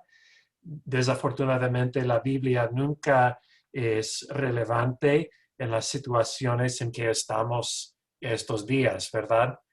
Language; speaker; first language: Spanish; non-native, fluent; English